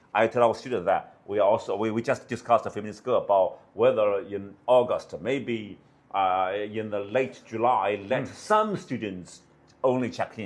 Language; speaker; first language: English; non-native, learner; Chinese